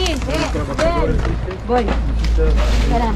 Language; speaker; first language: Spanish; non-native, learner; Filipino